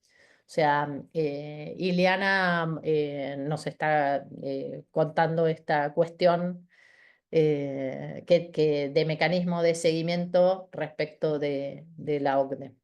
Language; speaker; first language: Spanish; native; Spanish